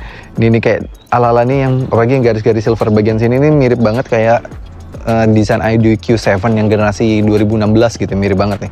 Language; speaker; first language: Indonesian; native; Indonesian